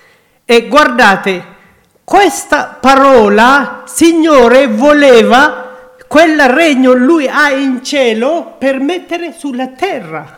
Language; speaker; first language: Italian; non-native, learner; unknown